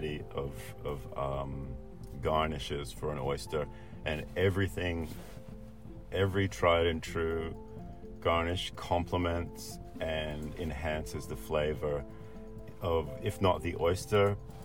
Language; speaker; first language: English; native; English